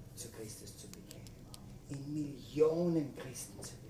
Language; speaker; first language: German; native; German